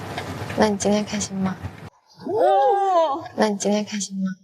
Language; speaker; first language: Chinese; native; Chinese